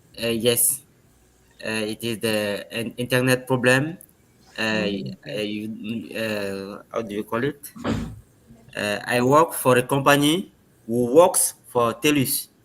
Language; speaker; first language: English; non-native, learner; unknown